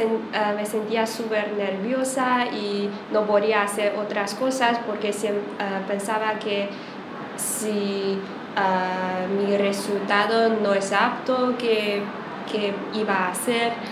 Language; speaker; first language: Spanish; non-native, fluent; Chinese